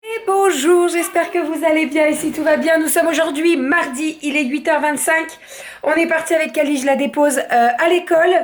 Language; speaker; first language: French; native; French